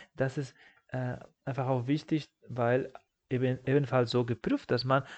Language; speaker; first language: German; non-native, fluent; Spanish